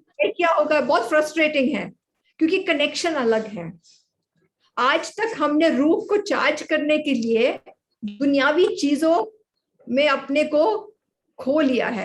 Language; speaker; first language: Hindi; native; Hindi